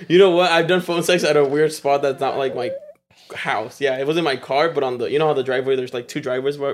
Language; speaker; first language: English; early bilingual, other home language; Spanish